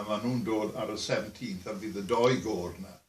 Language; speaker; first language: Welsh; native; Welsh